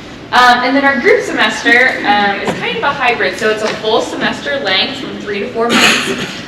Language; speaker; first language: English; native; English